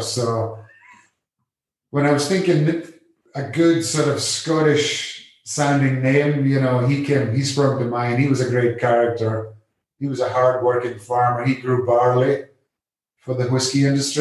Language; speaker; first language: English; native; English